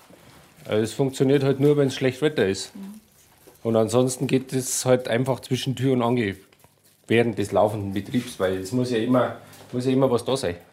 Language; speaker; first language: German; native; German